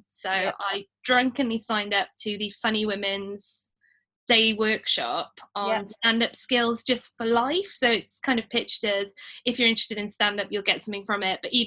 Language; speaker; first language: English; native; English